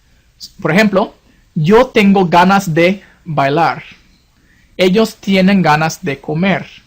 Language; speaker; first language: Spanish; non-native, fluent; English